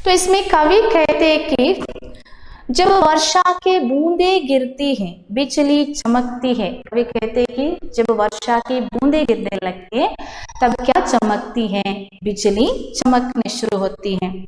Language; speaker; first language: Hindi; non-native, local second language; Malayalam